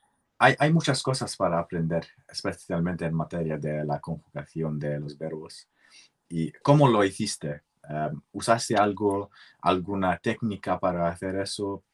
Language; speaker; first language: Spanish; non-native, learner; English